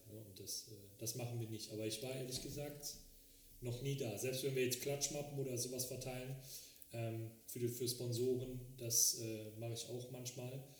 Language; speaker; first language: German; native; German